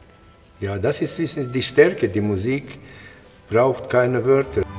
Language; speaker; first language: German; non-native, fluent; Latvian